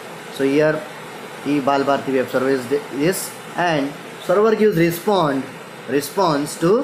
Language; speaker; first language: English; non-native, local second language; Marathi